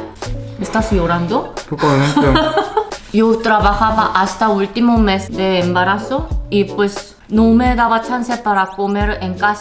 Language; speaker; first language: Spanish; non-native, fluent; Korean